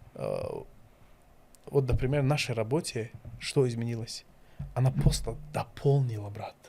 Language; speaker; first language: Russian; non-native, local second language; Tajik